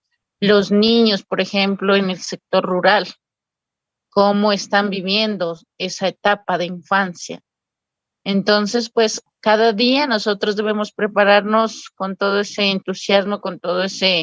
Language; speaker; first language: Spanish; native; Spanish